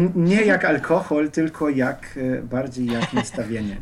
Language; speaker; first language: Polish; non-native, fluent; Slovenian